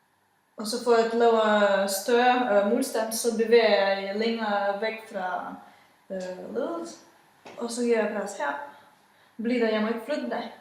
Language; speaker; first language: Danish; non-native, fluent; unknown